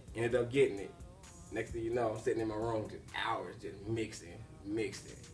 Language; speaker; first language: English; native; English